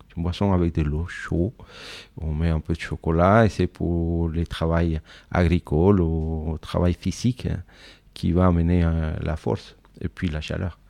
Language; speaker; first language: French; non-native, fluent; Spanish